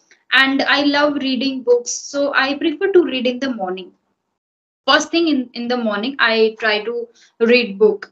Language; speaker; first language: English; non-native, fluent; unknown